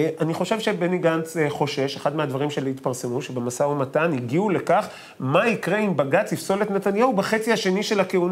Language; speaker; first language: Hebrew; native; Hebrew